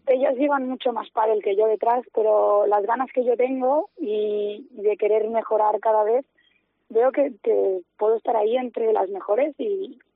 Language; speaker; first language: Spanish; non-native, local second language; Catalan